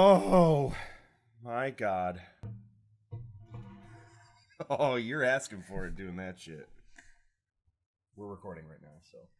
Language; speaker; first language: English; native; English